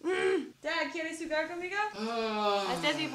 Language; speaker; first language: Spanish; non-native, learner; English